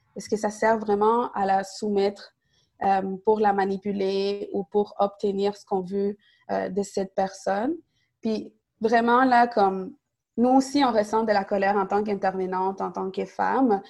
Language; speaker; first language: French; native; French